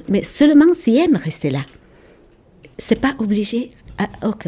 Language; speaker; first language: French; non-native, local second language; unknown